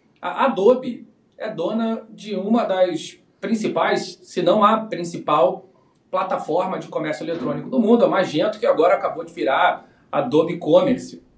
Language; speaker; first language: Portuguese; native; Portuguese